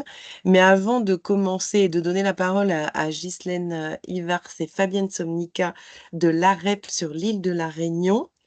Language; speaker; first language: French; native; French